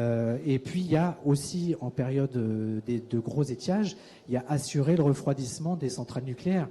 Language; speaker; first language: French; native; French